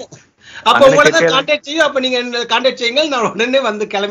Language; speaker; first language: Tamil; early bilingual, heritage; Tamil